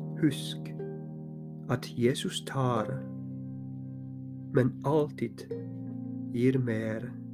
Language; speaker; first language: Norwegian; non-native, fluent; Polish